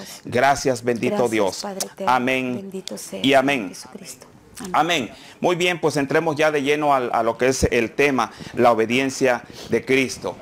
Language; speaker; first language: Spanish; native; Spanish